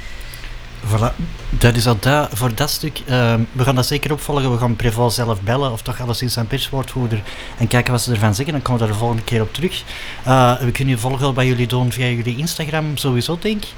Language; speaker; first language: Dutch; native; Dutch